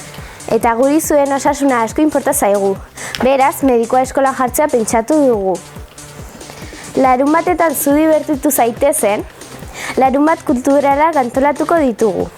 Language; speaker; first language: Basque; native; Basque